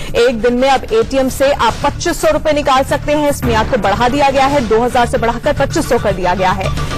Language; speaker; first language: Hindi; native; Hindi